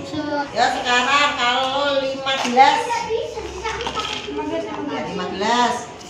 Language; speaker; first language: Indonesian; native; Indonesian